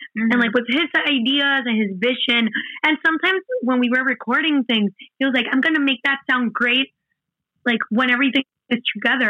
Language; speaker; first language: English; non-native, fluent; Spanish